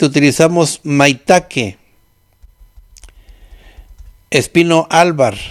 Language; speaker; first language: Spanish; native; Spanish